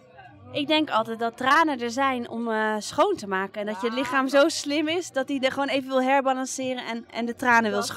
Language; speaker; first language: Dutch; native; Dutch